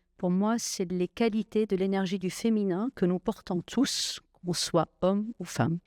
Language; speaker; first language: French; non-native, local second language; Arabic